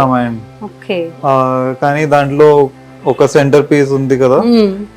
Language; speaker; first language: Telugu; non-native, local second language; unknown